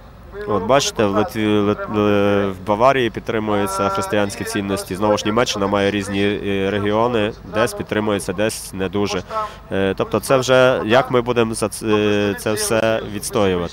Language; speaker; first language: Ukrainian; native; Ukrainian